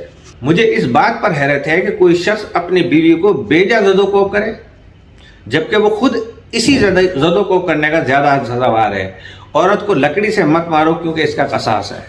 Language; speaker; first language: Urdu; native; Urdu